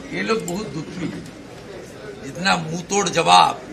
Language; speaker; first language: Hindi; non-native, local second language; Bangla